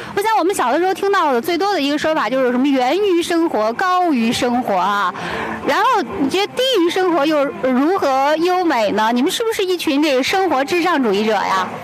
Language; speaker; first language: Chinese; native; Chinese